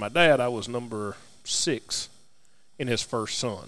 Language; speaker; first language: English; native; English